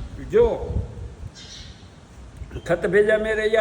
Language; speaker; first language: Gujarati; native; Gujarati